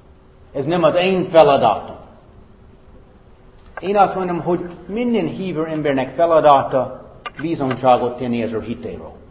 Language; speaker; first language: Hungarian; non-native, fluent; English